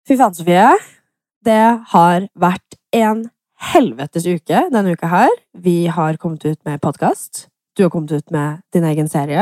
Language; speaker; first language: Norwegian; early bilingual, other home language; English